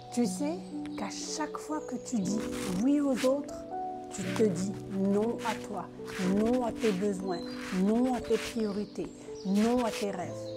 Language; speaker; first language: French; non-native, local second language; Arabic